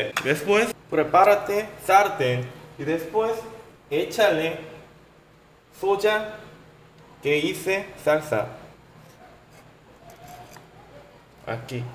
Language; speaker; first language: Spanish; non-native, learner; Korean